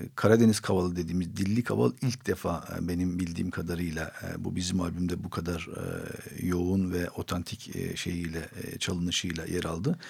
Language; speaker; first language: Turkish; non-native, local second language; Armenian